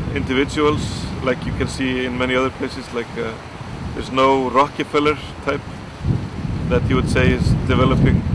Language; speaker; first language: English; non-native, fluent; Icelandic